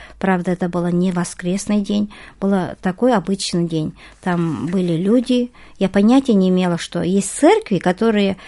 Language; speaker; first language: Russian; non-native, local second language; Kazakh